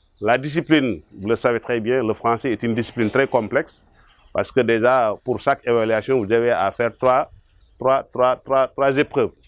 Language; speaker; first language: French; non-native, local second language; Wolof